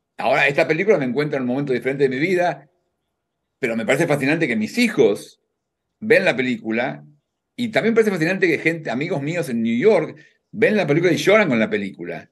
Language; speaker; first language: Spanish; native; Spanish